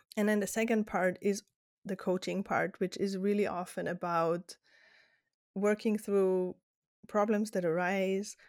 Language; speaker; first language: English; non-native, fluent; German